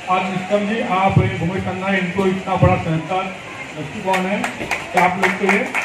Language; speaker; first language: Hindi; non-native, local second language; Telugu